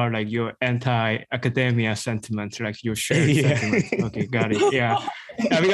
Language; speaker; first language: English; non-native, fluent; Korean